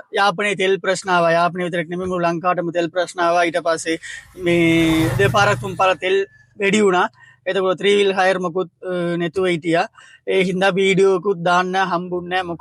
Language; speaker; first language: Sinhala; non-native, local second language; Tamil